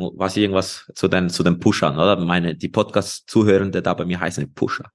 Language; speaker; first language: German; non-native, fluent; Spanish